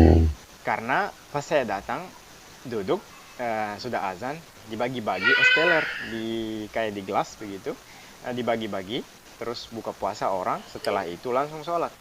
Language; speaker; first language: Indonesian; non-native, fluent; Arabic